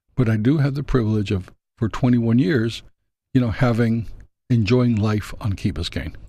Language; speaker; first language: English; non-native, fluent; Spanish